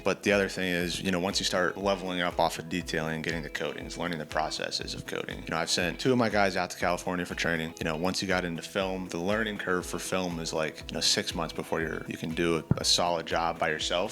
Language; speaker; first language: English; native; English